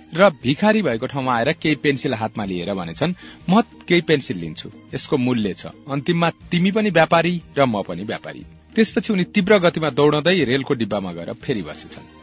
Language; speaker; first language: Nepali; native; Nepali